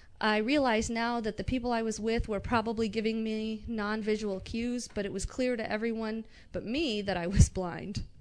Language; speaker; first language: English; non-native, local second language; Arabic